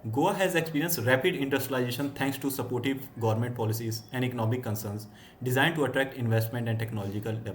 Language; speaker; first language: English; non-native, local second language; Hindi